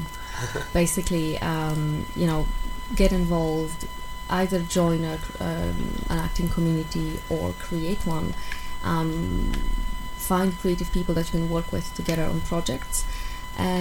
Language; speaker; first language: English; non-native, fluent; Polish